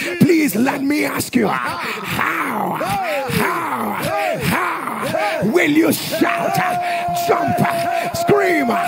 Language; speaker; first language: English; non-native, local second language; Igbo